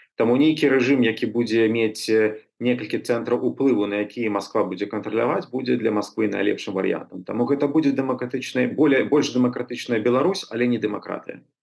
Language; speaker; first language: Belarusian; native; Belarusian